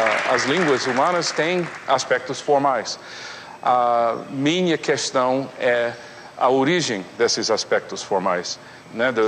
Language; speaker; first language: Portuguese; non-native, fluent; English